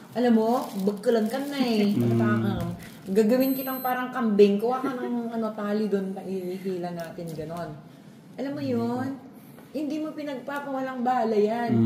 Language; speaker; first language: Filipino; non-native, local second language; Iloko